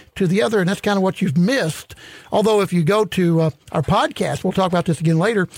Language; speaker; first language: English; native; English